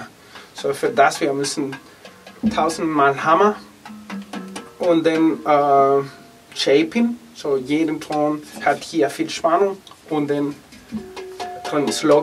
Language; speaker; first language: German; non-native, fluent; Spanish